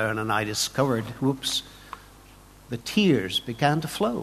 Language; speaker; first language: English; native; English